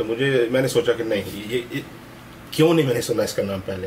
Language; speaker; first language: Hindi; early bilingual, other home language; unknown